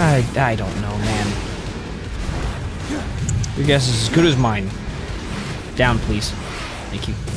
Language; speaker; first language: English; native; English